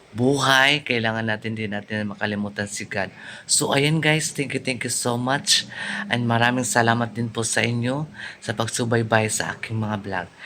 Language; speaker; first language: Filipino; non-native, local second language; Cebuano